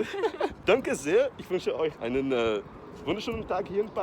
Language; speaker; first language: German; non-native, fluent; Portuguese